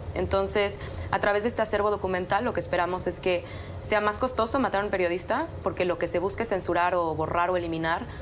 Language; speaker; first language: Spanish; native; Spanish